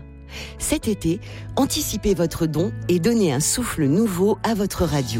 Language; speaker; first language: French; native; French